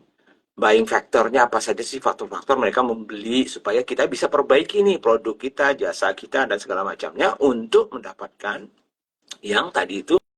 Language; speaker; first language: Indonesian; native; Indonesian